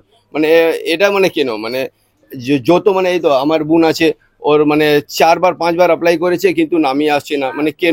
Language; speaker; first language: Bangla; non-native, local second language; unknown